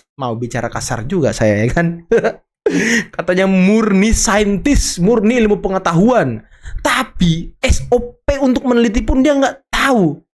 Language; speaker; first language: Indonesian; native; Indonesian